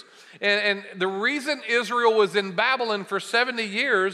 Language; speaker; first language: English; native; English